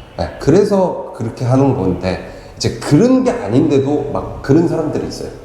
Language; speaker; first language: Korean; native; Korean